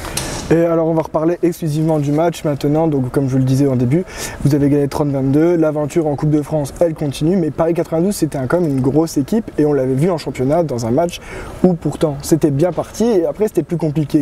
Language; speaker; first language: French; native; French